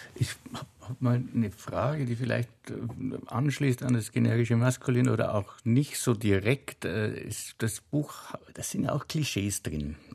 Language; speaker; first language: German; native; German